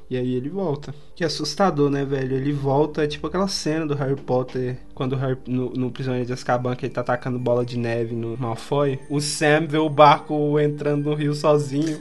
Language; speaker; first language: Portuguese; native; Portuguese